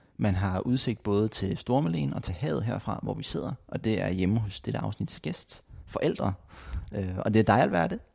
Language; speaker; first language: Danish; native; Danish